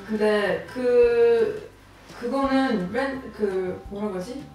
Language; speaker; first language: Korean; non-native, fluent; Swedish